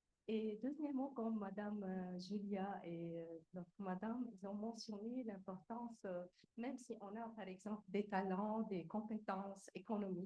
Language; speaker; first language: French; native; French